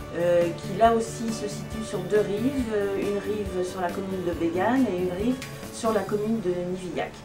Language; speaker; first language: French; native; French